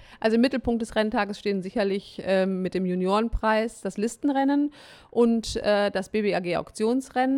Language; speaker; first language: German; native; German